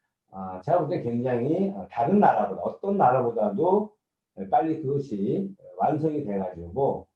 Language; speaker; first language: Korean; native; Korean